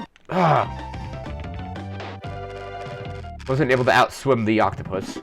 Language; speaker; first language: English; native; English